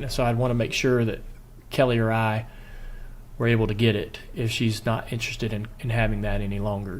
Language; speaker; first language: English; native; English